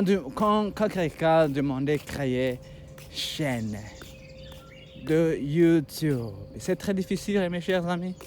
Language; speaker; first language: French; non-native, learner; Kinyarwanda